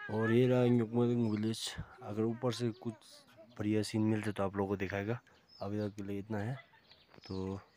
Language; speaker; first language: Hindi; non-native, local second language; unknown